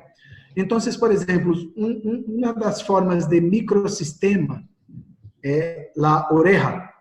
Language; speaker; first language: Spanish; non-native, learner; Portuguese